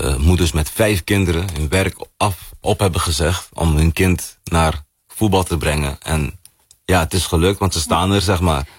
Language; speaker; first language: Dutch; early bilingual, other home language; Papiamento